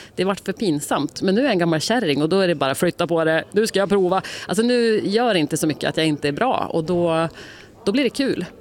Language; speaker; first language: Swedish; native; Swedish